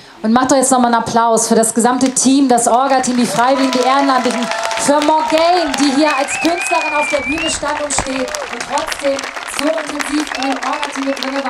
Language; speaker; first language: German; native; German